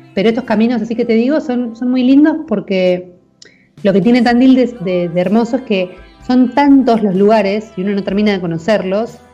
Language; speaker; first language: Spanish; native; Spanish